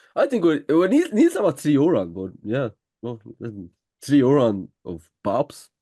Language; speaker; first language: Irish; native; Irish